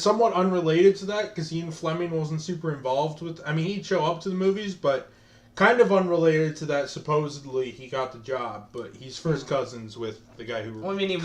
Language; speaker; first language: English; native; English